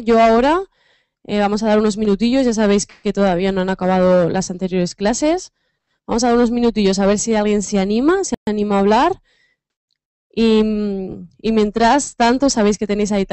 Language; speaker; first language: Spanish; native; Spanish